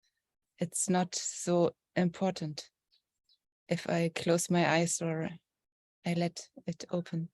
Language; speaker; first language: English; non-native, learner; German